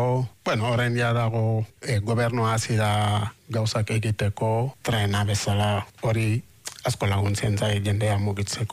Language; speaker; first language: Basque; non-native, fluent; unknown